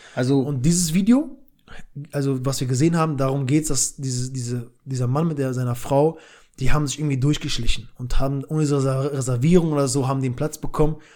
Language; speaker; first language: German; early bilingual, other home language; Albanian